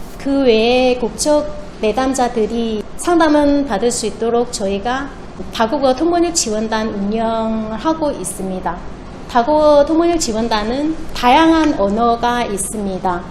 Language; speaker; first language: Korean; non-native, fluent; Vietnamese